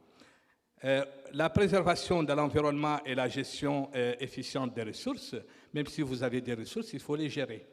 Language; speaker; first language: French; non-native, local second language; Arabic